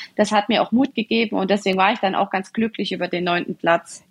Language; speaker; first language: German; native; German